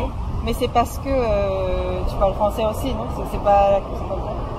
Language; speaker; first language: French; non-native, fluent; Japanese